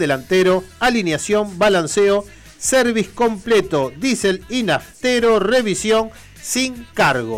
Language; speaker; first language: Spanish; native; Spanish